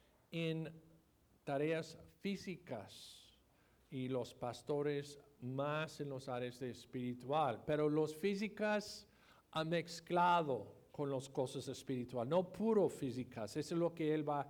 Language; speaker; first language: Spanish; non-native, fluent; English